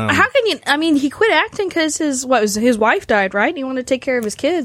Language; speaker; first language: English; native; English